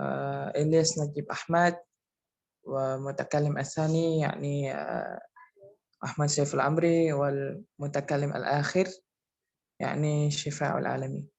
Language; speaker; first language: Arabic; non-native, learner; Indonesian